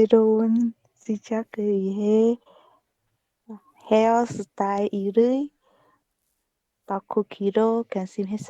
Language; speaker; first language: Korean; non-native, learner; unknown